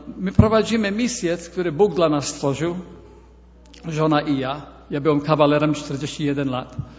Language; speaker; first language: Polish; early bilingual, heritage; Polish